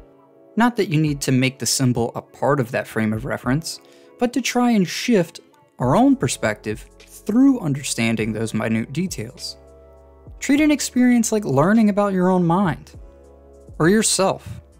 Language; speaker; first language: English; native; English